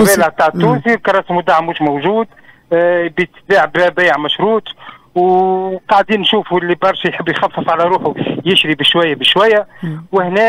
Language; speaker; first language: Arabic; native; Arabic